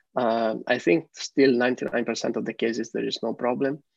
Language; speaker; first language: English; non-native, fluent; Italian